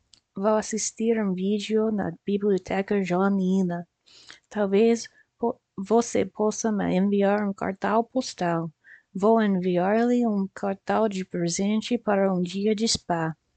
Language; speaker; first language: Portuguese; non-native, learner; English